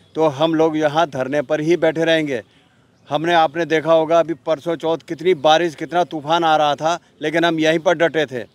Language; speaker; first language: Hindi; native; Hindi